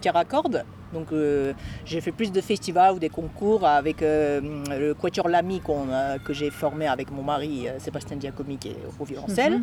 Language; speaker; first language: French; non-native, fluent; Japanese